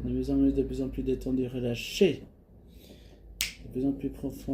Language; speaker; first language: French; native; French